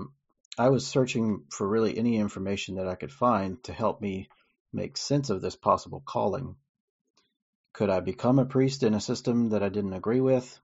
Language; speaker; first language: English; native; English